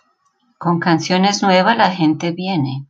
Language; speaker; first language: Spanish; native; Spanish